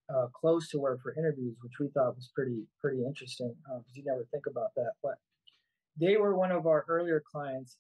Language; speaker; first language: English; native; English